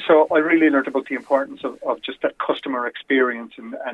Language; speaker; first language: English; native; English